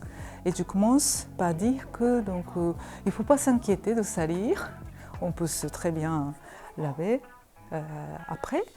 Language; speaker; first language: French; non-native, fluent; Japanese